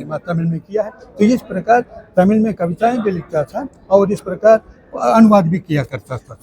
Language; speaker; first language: Hindi; non-native, local second language; Tamil